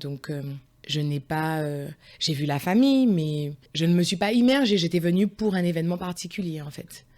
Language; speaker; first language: French; early bilingual, other home language; Guadeloupean Creole French